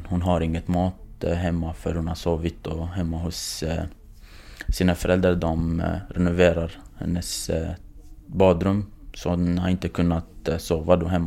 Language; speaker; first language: Swedish; non-native, fluent; Kurdish